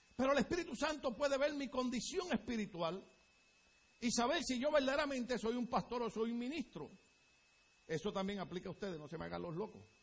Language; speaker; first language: Spanish; native; Spanish